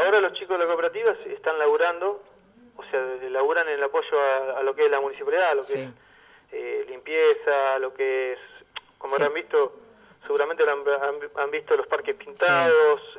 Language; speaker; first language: Spanish; native; Spanish